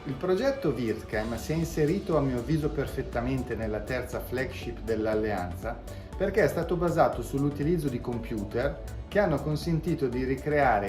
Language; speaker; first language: Italian; native; Italian